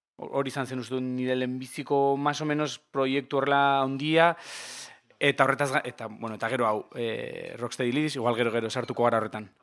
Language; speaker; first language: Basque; non-native, local second language; Spanish